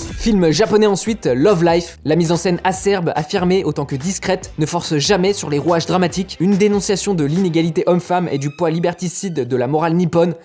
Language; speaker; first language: French; native; French